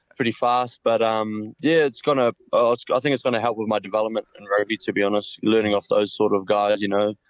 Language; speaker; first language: English; early bilingual, other home language; Samoan